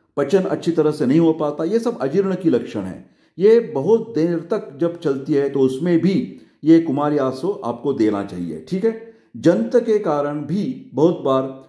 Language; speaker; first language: Hindi; non-native, local second language; Marathi